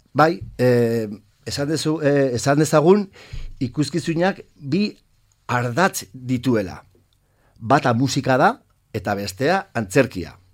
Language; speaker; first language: Basque; non-native, local second language; Spanish